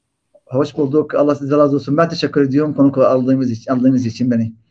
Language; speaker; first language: Turkish; non-native, fluent; Arabic